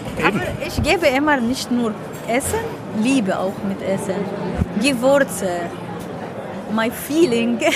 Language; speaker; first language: German; non-native, learner; Hebrew